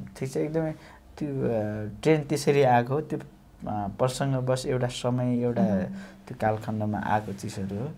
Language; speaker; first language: Nepali; non-native, local second language; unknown